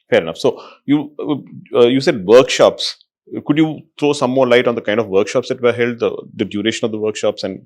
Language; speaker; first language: English; non-native, local second language; Tamil